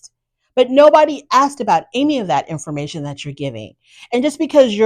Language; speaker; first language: English; native; English